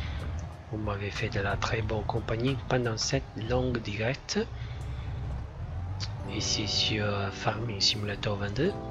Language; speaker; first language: French; non-native, fluent; Italian